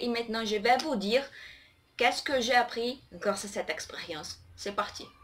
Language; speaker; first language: French; non-native, learner; Portuguese